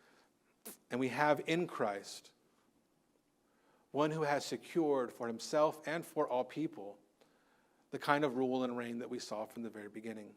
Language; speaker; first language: English; native; English